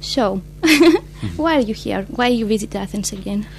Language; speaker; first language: English; non-native, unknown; Greek